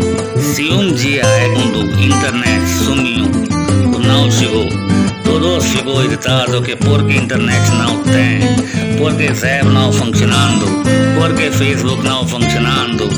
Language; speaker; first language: Portuguese; non-native, learner; Hindi